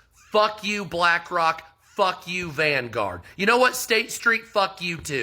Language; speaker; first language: English; native; English